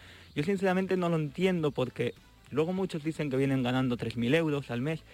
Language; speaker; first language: Spanish; native; Spanish